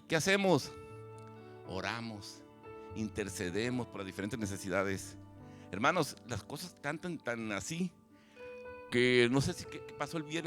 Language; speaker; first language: Spanish; native; Spanish